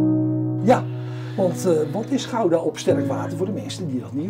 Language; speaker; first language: Dutch; native; Dutch